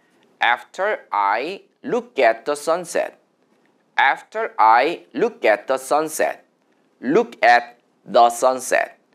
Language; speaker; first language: English; non-native, fluent; Korean